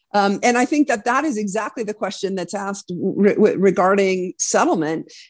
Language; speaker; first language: English; native; English